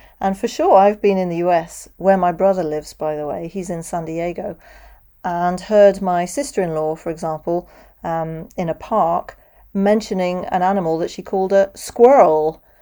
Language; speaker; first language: English; native; English